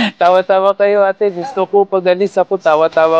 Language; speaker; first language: Filipino; non-native, learner; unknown